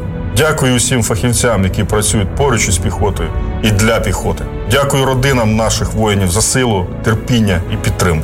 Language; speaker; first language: Ukrainian; native; Ukrainian